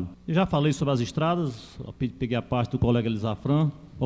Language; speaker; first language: Portuguese; native; Portuguese